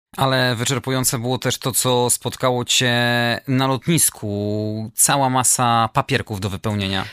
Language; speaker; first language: Polish; native; Polish